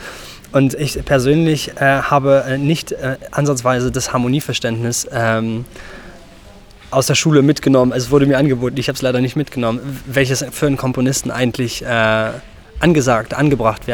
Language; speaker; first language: German; native; German